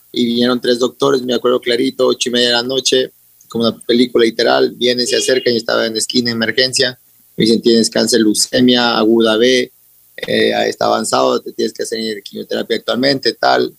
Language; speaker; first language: Spanish; native; Spanish